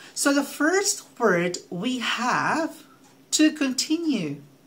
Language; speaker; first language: English; non-native, local second language; Filipino